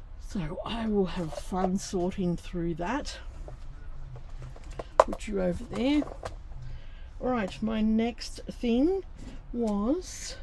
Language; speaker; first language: English; native; English